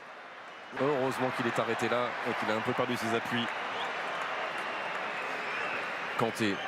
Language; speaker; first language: French; native; French